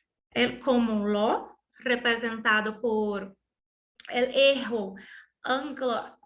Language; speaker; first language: Spanish; non-native, learner; Portuguese